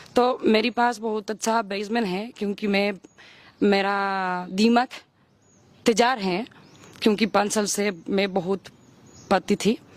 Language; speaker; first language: Hindi; non-native, learner; Spanish